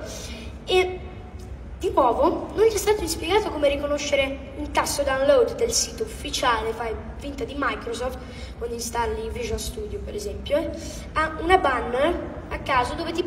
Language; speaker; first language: Italian; early bilingual, heritage; English